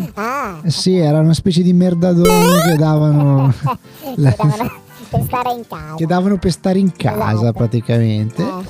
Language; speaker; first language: Italian; native; Italian